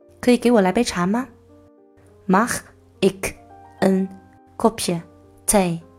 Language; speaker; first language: Dutch; non-native, learner; Chinese